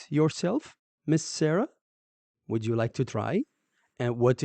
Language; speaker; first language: English; non-native, fluent; Arabic